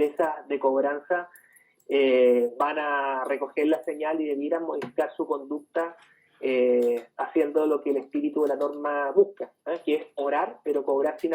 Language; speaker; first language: Spanish; native; Spanish